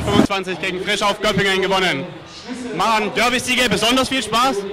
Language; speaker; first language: German; native; German